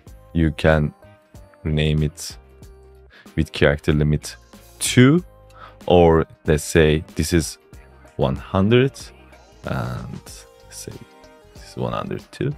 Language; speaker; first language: English; non-native, fluent; Turkish